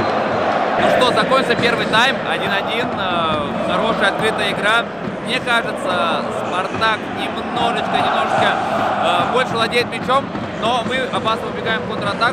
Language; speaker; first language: Russian; native; Russian